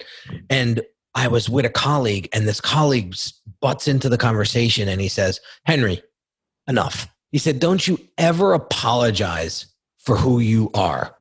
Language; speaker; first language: English; native; English